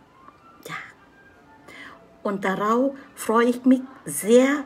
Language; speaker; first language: German; non-native, learner; Vietnamese